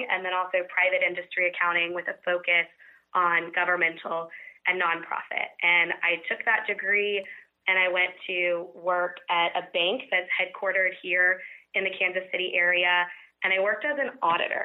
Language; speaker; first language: English; native; English